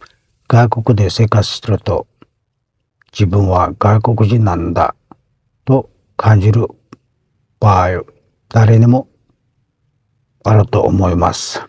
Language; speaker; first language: Japanese; non-native, fluent; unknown